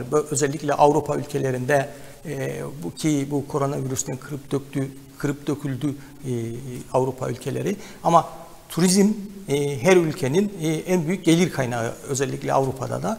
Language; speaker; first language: Turkish; native; Turkish